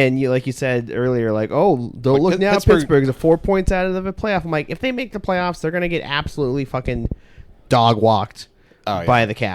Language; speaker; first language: English; native; English